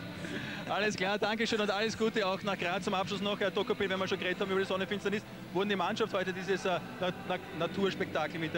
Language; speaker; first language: German; native; German